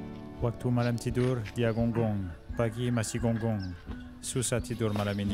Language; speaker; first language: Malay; non-native, learner; French